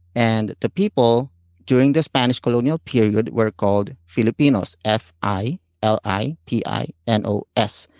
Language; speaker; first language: English; non-native, local second language; Filipino